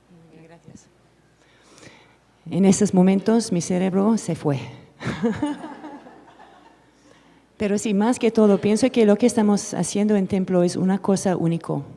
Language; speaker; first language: Spanish; non-native, fluent; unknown